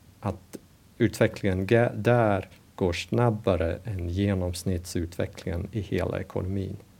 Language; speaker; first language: Swedish; non-native, fluent; English